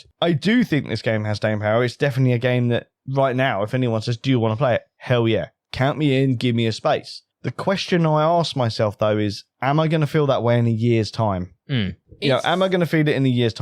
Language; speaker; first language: English; native; English